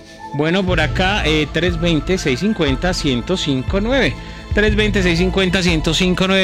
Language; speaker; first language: Spanish; native; Spanish